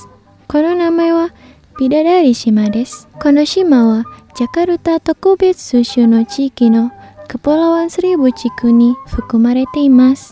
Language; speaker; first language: Japanese; non-native, fluent; Indonesian